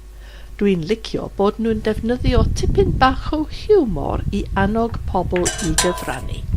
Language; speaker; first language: Welsh; non-native, fluent; English